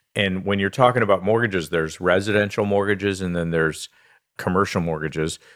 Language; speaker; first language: English; native; English